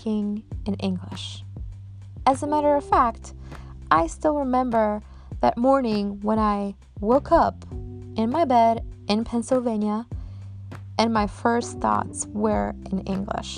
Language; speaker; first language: English; non-native, fluent; Polish